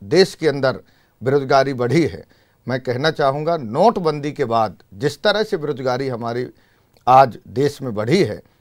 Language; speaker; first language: Hindi; native; Hindi